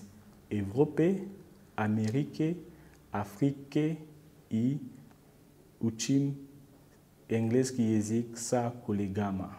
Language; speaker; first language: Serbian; non-native, learner; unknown